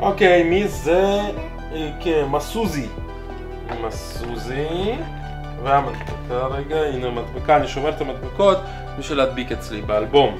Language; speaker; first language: Hebrew; native; Hebrew